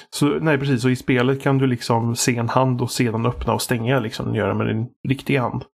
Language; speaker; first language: Swedish; native; Swedish